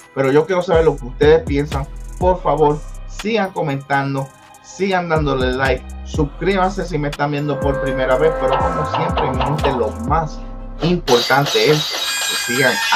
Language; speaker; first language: Spanish; early bilingual, heritage; Spanish